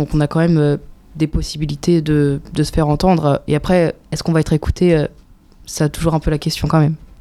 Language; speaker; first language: French; native; French